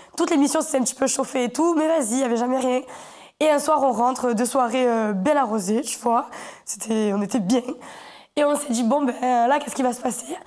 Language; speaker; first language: French; native; French